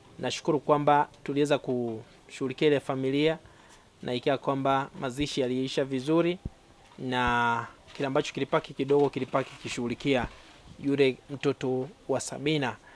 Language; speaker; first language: Swahili; non-native, local second language; Gusii